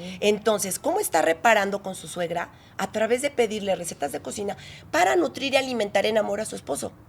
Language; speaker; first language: Spanish; native; Spanish